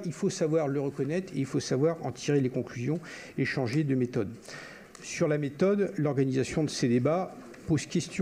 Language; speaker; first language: French; native; French